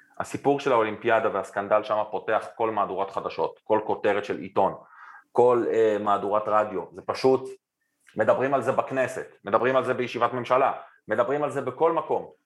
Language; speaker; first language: Hebrew; native; Hebrew